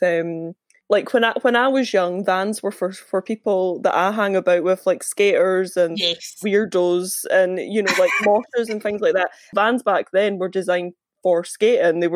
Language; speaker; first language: English; native; English